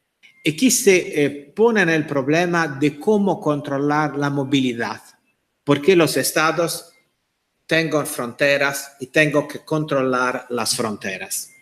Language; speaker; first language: Spanish; non-native, fluent; Italian